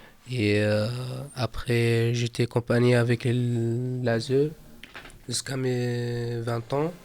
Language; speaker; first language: French; non-native, fluent; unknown